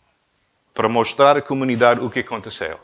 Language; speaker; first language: Portuguese; non-native, learner; English